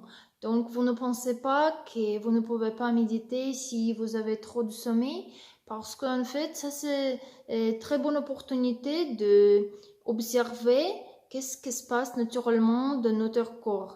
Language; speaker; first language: French; non-native, learner; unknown